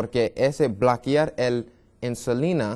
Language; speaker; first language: Spanish; non-native, learner; English